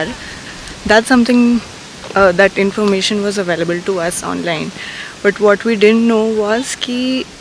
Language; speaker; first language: English; non-native, local second language; Hindi